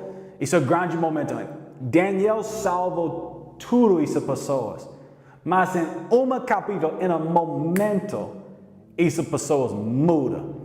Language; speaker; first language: Portuguese; non-native, learner; English